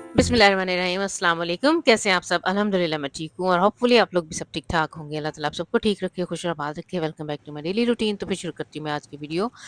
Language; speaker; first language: Urdu; non-native, local second language; Punjabi